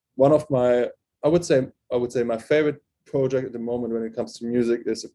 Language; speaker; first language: English; non-native, fluent; German